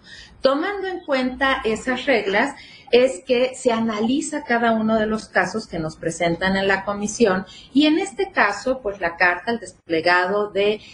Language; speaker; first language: Spanish; native; Spanish